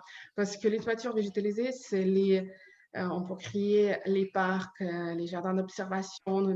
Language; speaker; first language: French; non-native, learner; Ukrainian